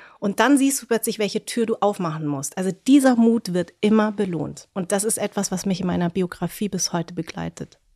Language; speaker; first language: German; early bilingual, other home language; Vietnamese